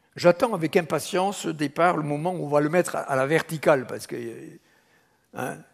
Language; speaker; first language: French; native; French